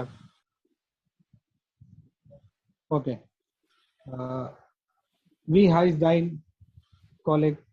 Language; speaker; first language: German; non-native, learner; Gujarati